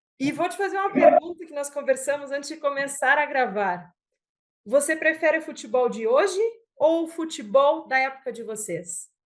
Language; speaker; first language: Portuguese; native; Portuguese